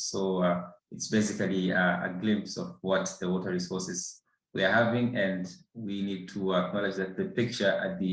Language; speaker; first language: English; non-native, local second language; Swahili